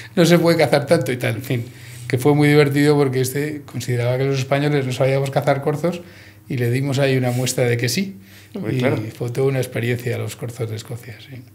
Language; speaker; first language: Spanish; native; Spanish